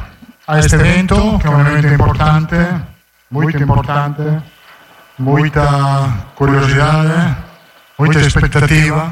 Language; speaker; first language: Spanish; non-native, fluent; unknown